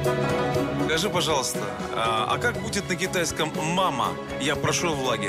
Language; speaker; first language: Russian; native; Russian